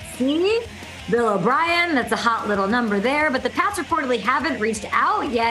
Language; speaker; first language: English; native; English